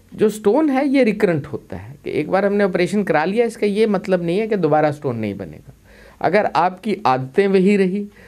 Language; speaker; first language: Hindi; non-native, local second language; Punjabi